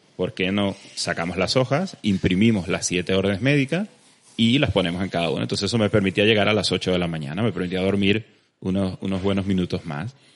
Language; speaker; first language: Spanish; native; Spanish